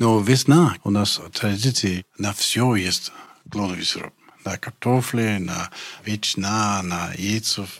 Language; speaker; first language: Russian; non-native, learner; English